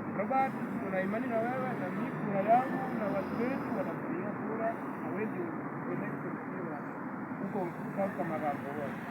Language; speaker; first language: Swahili; non-native, local second language; Luo (Kenya and Tanzania)